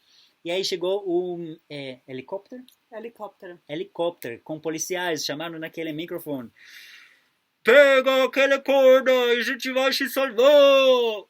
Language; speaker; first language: Portuguese; non-native, fluent; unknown